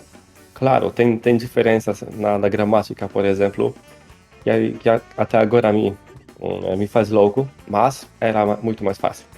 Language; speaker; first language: Portuguese; non-native, fluent; Polish